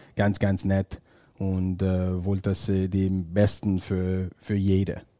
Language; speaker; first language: German; non-native, fluent; English